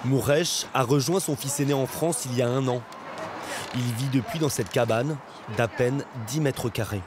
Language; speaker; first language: French; native; French